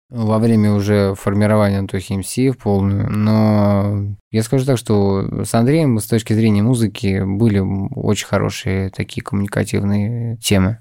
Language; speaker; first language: Russian; native; Russian